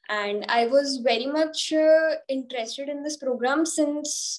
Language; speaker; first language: English; non-native, local second language; Hindi